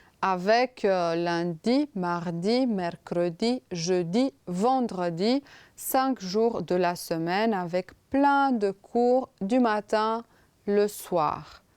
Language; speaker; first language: French; non-native, fluent; Romanian